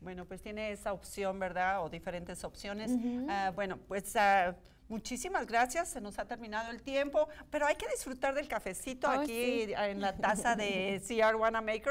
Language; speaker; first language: Spanish; native; Spanish